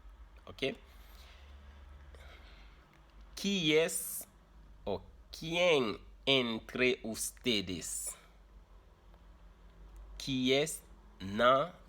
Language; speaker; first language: Spanish; non-native, fluent; Haitian Creole